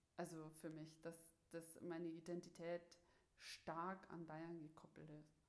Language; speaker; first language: German; native; German